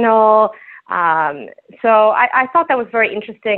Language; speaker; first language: English; non-native, fluent; Luxembourgish